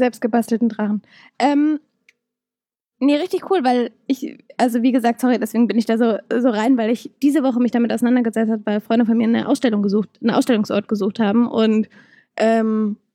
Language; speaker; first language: German; native; German